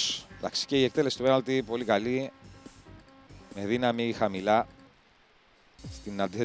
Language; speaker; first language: Greek; native; Greek